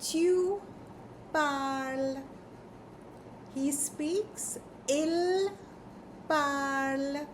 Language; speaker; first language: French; non-native, fluent; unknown